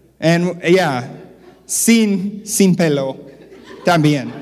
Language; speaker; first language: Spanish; non-native, learner; English